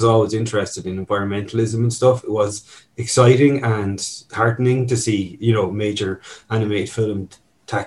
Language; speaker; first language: English; native; English